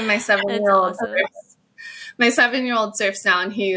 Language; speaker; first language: English; native; English